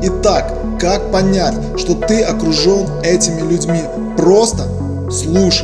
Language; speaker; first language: Russian; native; Russian